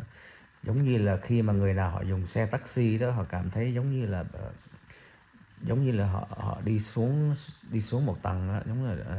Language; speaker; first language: Vietnamese; early bilingual, heritage; Vietnamese